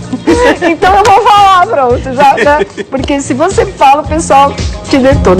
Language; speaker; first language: Portuguese; native; Portuguese